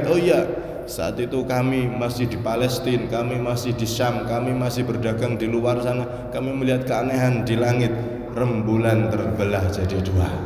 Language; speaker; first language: Indonesian; non-native, local second language; Javanese